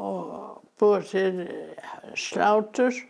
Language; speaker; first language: Icelandic; non-native, fluent; German